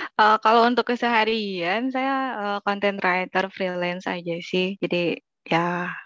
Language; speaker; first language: Indonesian; native; Indonesian